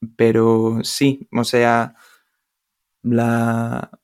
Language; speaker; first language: Spanish; non-native, fluent; English